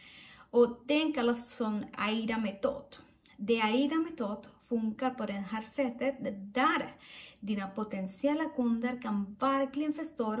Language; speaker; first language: Swedish; non-native, fluent; Spanish